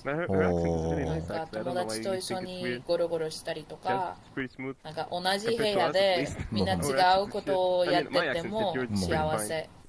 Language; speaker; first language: Japanese; non-native, learner; Spanish